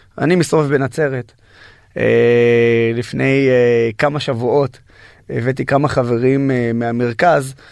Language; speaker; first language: Hebrew; non-native, local second language; Arabic